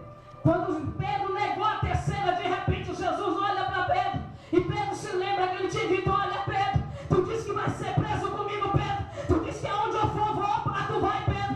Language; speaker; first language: Portuguese; native; Portuguese